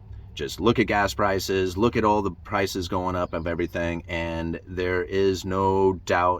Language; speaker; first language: English; native; English